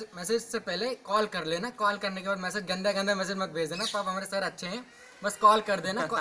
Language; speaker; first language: Hindi; non-native, local second language; Kannada